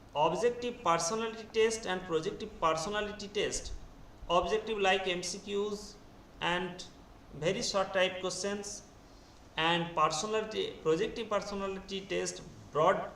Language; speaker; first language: English; non-native, local second language; Bangla